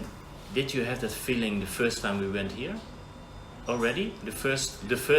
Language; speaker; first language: English; non-native, fluent; Dutch